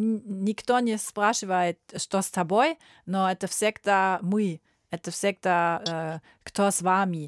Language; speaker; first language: Russian; non-native, learner; German